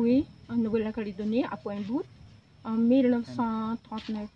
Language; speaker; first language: French; non-native, local second language; Javanese